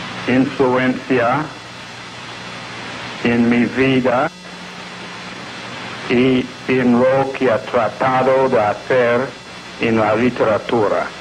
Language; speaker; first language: Spanish; non-native, learner; English